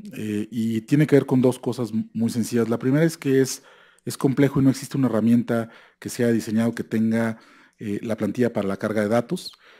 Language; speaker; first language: Spanish; native; Spanish